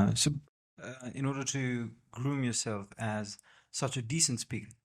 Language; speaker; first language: English; non-native, local second language; Nepali